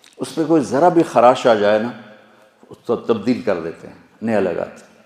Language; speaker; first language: Urdu; non-native, local second language; Punjabi